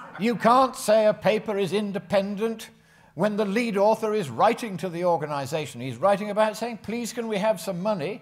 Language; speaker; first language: English; native; English